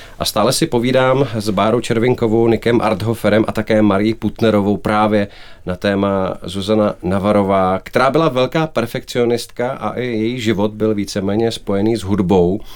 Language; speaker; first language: Czech; native; Czech